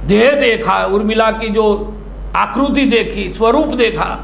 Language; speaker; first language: Hindi; non-native, local second language; Gujarati